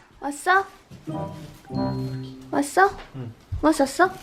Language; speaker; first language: Korean; non-native, learner; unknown